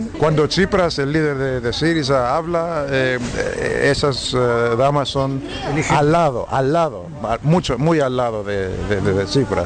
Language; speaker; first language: Spanish; non-native, fluent; Greek